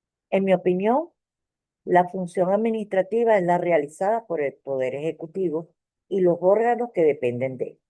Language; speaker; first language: Spanish; native; Spanish